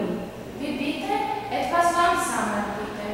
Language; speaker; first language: German; non-native, learner; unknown